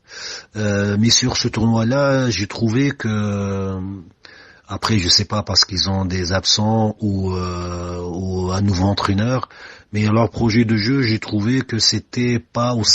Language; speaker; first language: French; non-native, local second language; Arabic